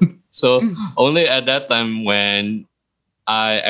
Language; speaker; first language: English; early bilingual, other home language; Indonesian